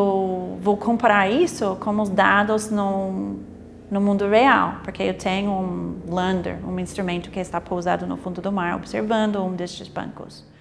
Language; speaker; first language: Portuguese; non-native, fluent; English